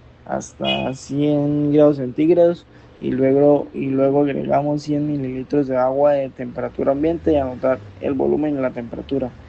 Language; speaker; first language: Spanish; native; Spanish